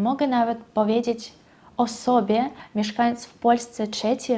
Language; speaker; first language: Polish; non-native, fluent; Russian